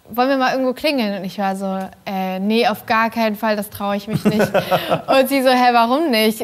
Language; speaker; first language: German; native; German